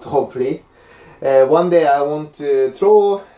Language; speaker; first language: English; non-native, learner; Japanese